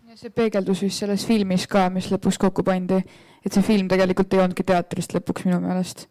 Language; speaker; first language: Estonian; native; Estonian